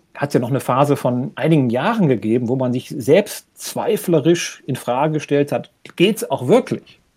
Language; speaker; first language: German; native; German